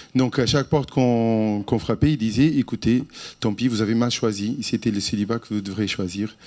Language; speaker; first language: French; non-native, fluent; Portuguese